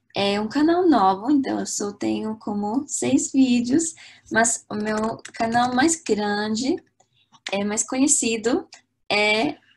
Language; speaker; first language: Portuguese; non-native, fluent; English